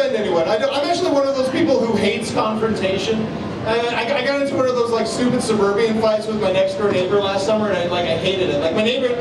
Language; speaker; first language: English; native; English